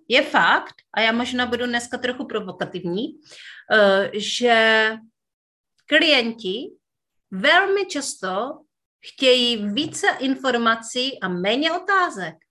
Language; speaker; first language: Czech; native; Czech